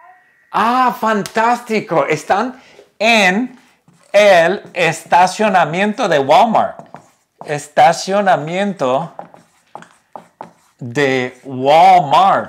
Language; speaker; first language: Spanish; non-native, fluent; English